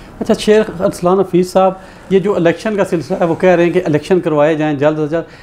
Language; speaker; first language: Urdu; non-native, local second language; Punjabi